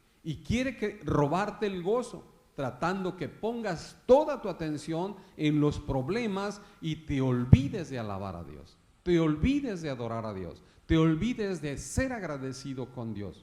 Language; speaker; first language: Spanish; native; Spanish